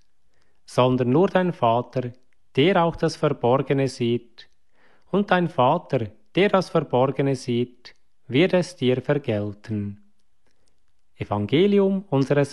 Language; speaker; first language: German; native; German